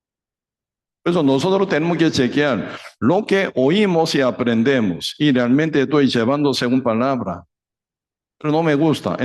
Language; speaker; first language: Spanish; non-native, fluent; Korean